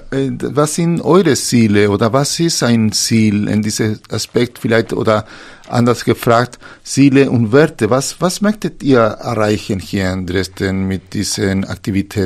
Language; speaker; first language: German; non-native, fluent; Spanish